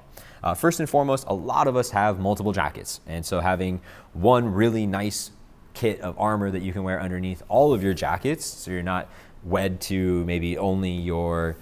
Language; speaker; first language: English; native; English